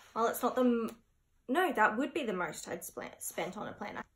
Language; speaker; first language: English; native; English